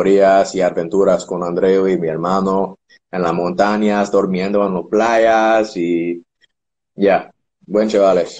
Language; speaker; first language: Spanish; non-native, learner; English